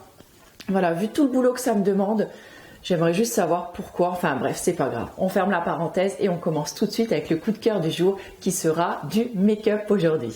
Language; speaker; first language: French; native; French